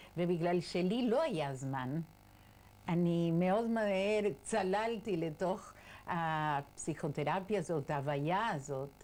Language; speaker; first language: Hebrew; non-native, fluent; Spanish